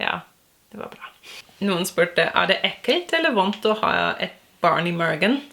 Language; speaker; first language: Norwegian; non-native, learner; English